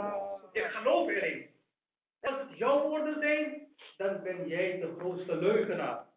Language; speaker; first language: Dutch; non-native, fluent; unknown